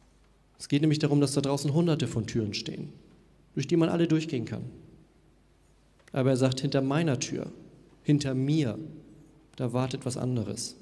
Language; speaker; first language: German; native; German